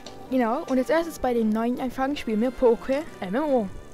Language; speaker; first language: German; native; German